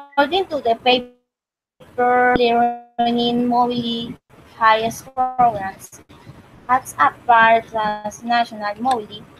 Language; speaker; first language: English; non-native, learner; Spanish